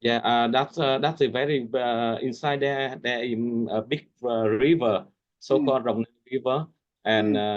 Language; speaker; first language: English; non-native, learner; Vietnamese